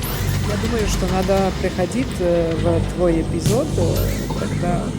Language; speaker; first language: Russian; non-native, fluent; Serbian